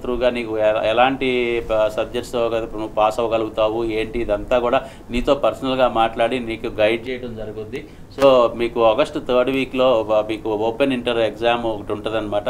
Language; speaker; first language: Telugu; native; Telugu